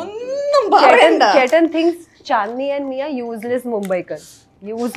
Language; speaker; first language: Malayalam; early bilingual, heritage; Malayalam